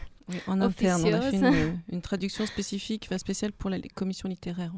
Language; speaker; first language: French; native; French